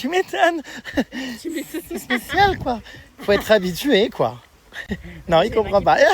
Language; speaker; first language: French; native; French